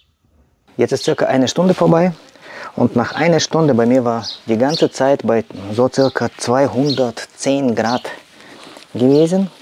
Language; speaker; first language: German; non-native, learner; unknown